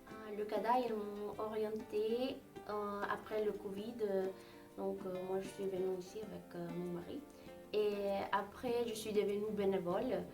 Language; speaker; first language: French; non-native, fluent; Spanish